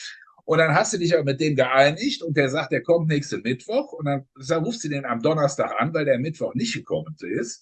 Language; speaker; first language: German; native; German